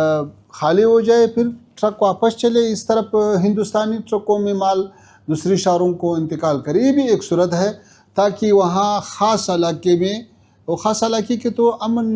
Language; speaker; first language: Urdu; non-native, fluent; Pashto